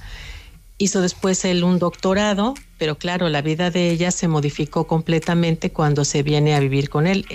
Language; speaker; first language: Spanish; native; Spanish